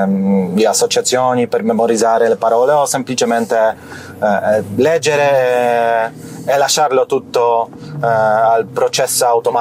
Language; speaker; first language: Italian; non-native, learner; Polish